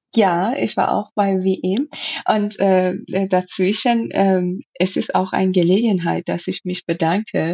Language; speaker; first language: German; non-native, learner; Persian